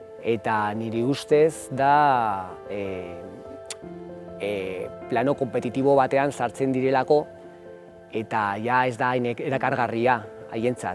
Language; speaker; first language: Basque; non-native, local second language; Spanish